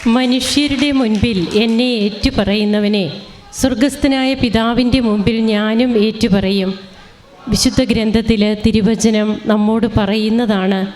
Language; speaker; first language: Malayalam; native; Malayalam